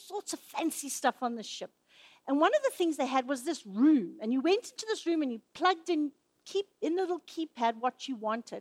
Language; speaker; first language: English; native; English